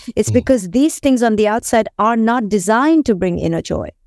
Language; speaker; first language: English; non-native, local second language; Hindi